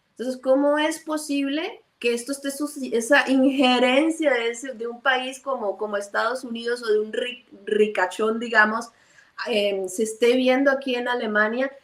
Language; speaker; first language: Spanish; native; Spanish